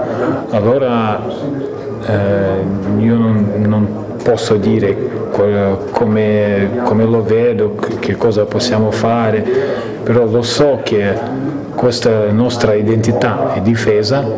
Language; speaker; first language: Italian; non-native, fluent; Lithuanian